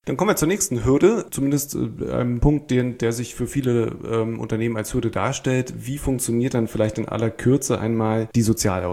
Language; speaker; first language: German; native; German